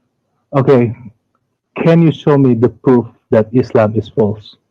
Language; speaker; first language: English; non-native, learner; Indonesian